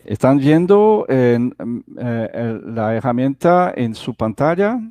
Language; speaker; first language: Spanish; non-native, fluent; Portuguese